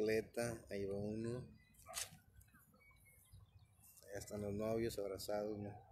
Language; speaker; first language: Spanish; native; Spanish